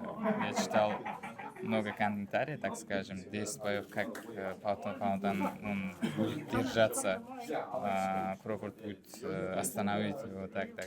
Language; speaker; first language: Russian; non-native, learner; Uzbek